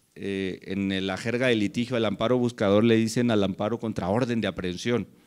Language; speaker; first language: Spanish; native; Spanish